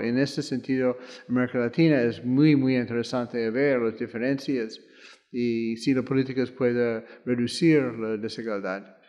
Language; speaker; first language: Spanish; non-native, fluent; English